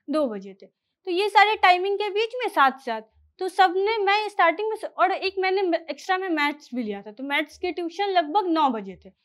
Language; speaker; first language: Hindi; native; Hindi